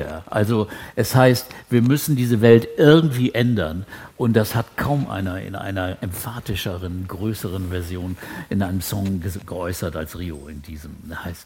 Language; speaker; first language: German; native; German